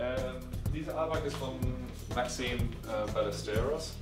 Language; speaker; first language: German; non-native, learner; English